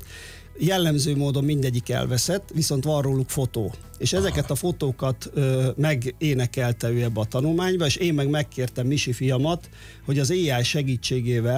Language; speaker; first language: Hungarian; native; Hungarian